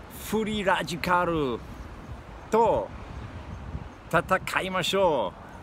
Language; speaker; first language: Japanese; non-native, learner; English